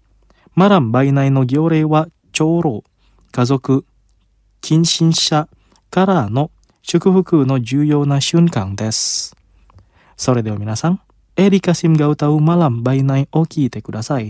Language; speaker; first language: Japanese; non-native, fluent; Indonesian